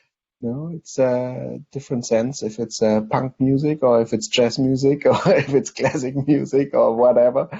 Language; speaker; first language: English; non-native, fluent; German